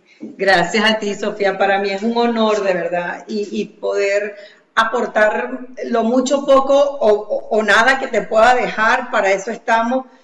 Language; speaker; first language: Spanish; native; Spanish